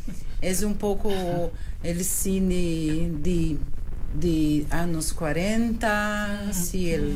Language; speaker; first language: Spanish; non-native, learner; Portuguese